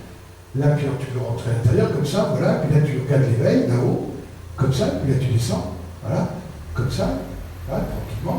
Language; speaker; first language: French; native; French